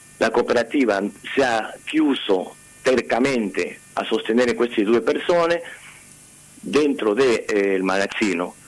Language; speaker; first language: Italian; non-native, fluent; Spanish